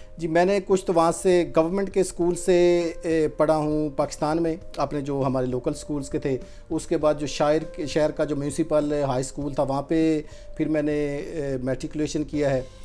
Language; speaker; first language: Hindi; non-native, local second language; Punjabi